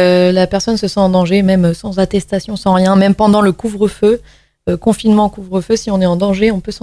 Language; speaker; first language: French; native; French